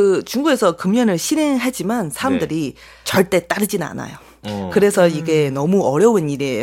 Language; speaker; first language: Korean; non-native, fluent; Chinese